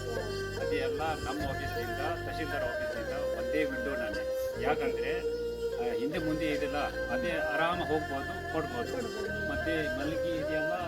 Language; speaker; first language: Kannada; non-native, local second language; Tibetan